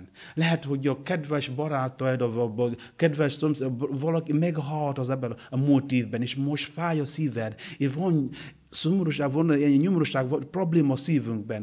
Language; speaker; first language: Hungarian; non-native, learner; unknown